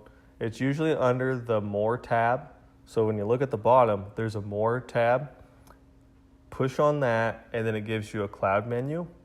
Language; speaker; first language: English; native; English